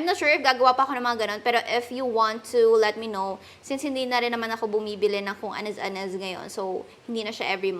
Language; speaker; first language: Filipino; native; Filipino